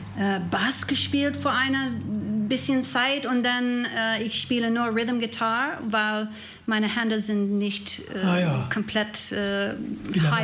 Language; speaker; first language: German; non-native, learner; English